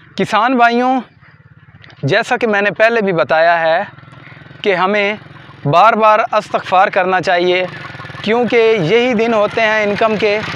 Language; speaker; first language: Urdu; non-native, local second language; Punjabi